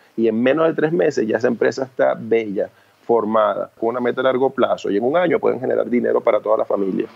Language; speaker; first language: Spanish; early bilingual, other home language; Chinese